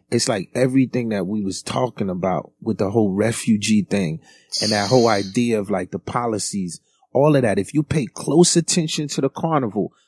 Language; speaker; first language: English; early bilingual, other home language; Haitian Creole